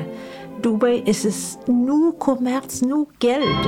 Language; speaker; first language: German; non-native, fluent; Arabic